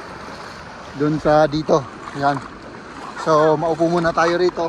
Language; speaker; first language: Filipino; native; Filipino